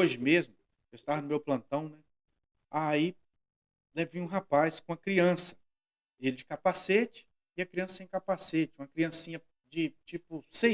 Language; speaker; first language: Portuguese; native; Portuguese